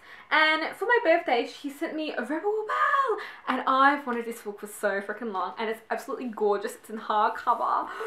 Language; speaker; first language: English; native; English